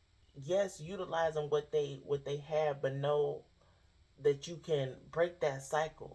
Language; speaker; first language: English; native; English